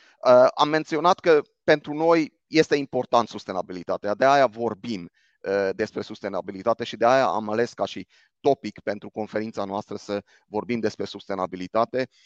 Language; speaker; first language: Romanian; non-native, local second language; Hungarian